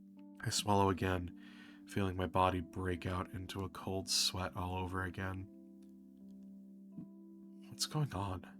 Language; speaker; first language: English; native; English